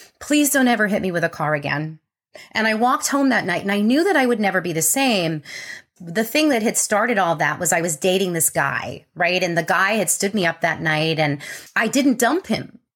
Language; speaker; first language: English; native; English